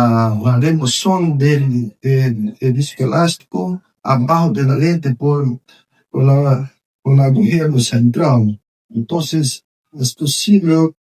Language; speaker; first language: Spanish; non-native, fluent; Portuguese